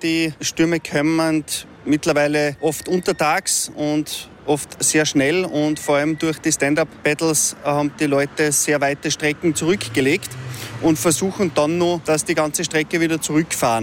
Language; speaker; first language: German; native; German